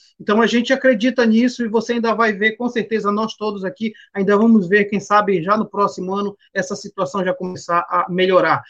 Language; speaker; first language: Portuguese; native; Portuguese